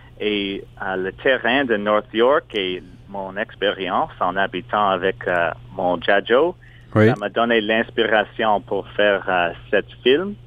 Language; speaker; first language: French; non-native, local second language; English